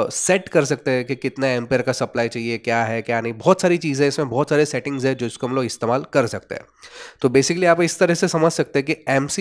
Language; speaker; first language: Hindi; non-native, local second language; Gujarati